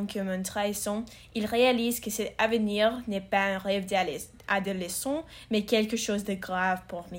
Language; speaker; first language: French; non-native, learner; English